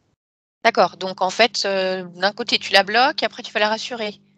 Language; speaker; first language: French; native; French